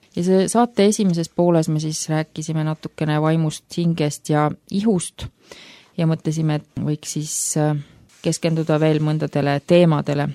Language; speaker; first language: Estonian; native; Estonian